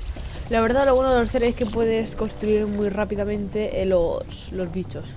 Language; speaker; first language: Spanish; native; Spanish